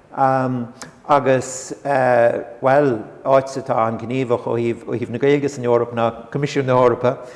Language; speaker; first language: Irish; non-native, local second language; English